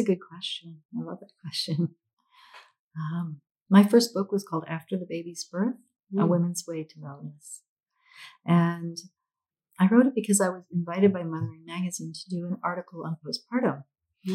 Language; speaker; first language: English; native; English